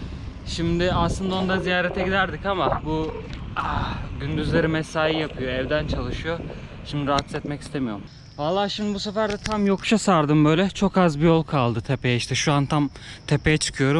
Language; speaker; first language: Turkish; native; Turkish